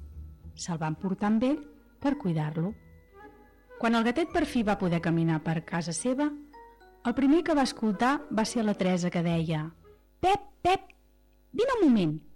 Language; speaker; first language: Catalan; native; Catalan